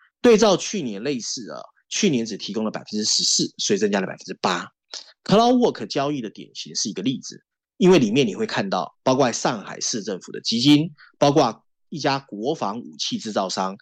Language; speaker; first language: Chinese; native; Chinese